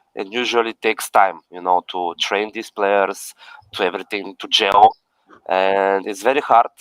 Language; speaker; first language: English; non-native, fluent; Bulgarian